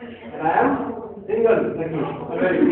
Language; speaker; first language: English; non-native, learner; Bangla